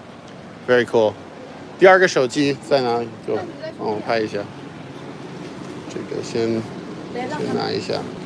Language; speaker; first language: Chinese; non-native, fluent; English